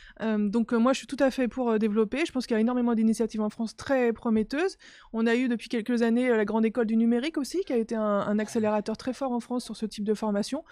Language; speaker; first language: French; native; French